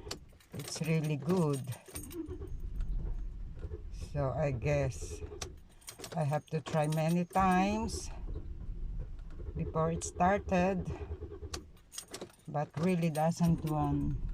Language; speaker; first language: English; non-native, local second language; Filipino